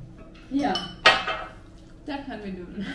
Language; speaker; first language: Dutch; non-native, learner; Filipino